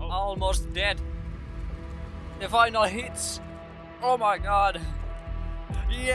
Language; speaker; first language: English; non-native, fluent; Finnish